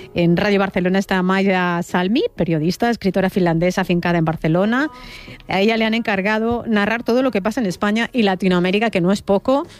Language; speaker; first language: Spanish; native; Spanish